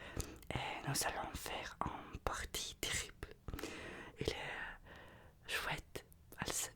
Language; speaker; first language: French; non-native, learner; Russian